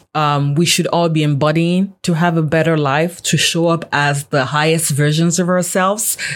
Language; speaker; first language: English; non-native, local second language; Yoruba